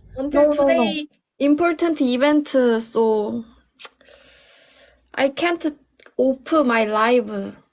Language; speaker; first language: English; non-native, learner; Thai